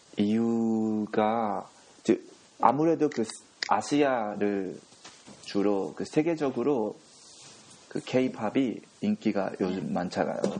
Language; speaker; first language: Korean; non-native, fluent; Japanese